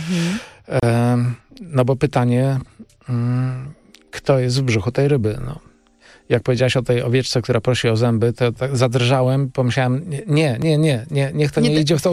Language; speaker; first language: Polish; native; Polish